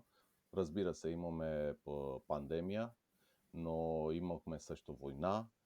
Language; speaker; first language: Bulgarian; non-native, fluent; Romanian